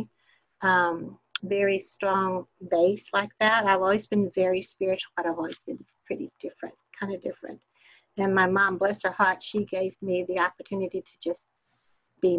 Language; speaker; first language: English; native; English